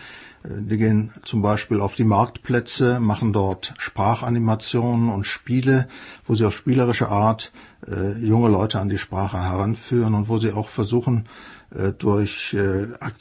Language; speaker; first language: German; native; German